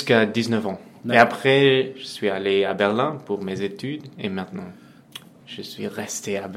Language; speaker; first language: French; non-native, fluent; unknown